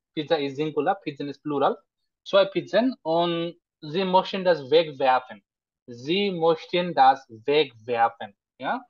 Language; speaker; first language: German; non-native, fluent; Bangla